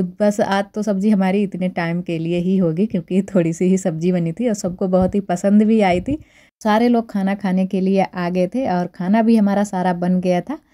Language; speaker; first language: Hindi; native; Hindi